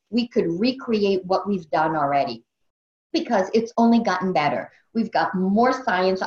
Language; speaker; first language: English; native; English